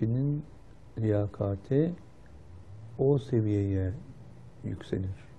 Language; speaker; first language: Turkish; native; Turkish